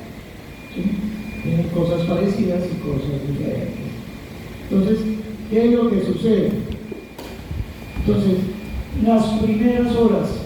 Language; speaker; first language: Spanish; native; Spanish